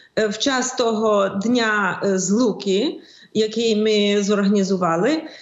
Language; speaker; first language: Ukrainian; early bilingual, heritage; Ukrainian